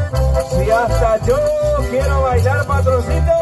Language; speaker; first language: Spanish; native; Spanish